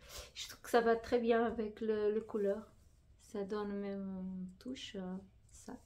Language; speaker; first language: French; non-native, fluent; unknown